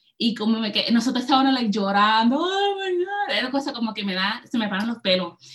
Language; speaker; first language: Spanish; early bilingual, heritage; Spanish